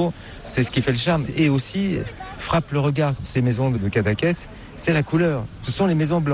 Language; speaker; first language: French; native; French